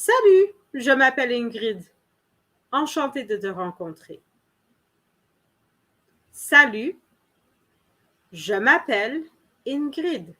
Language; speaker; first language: French; non-native, learner; English